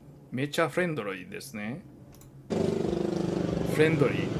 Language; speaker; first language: Japanese; non-native, learner; English